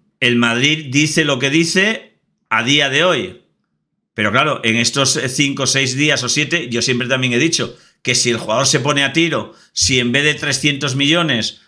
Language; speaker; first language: Spanish; native; Spanish